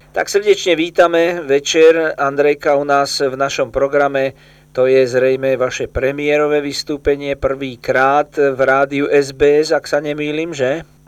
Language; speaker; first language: Slovak; native; Slovak